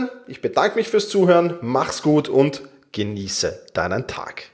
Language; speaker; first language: German; native; German